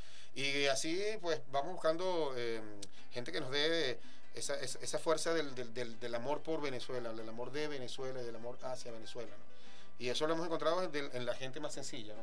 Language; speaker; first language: Spanish; native; Spanish